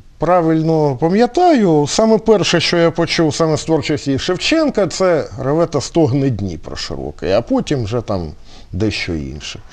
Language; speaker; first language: Ukrainian; native; Ukrainian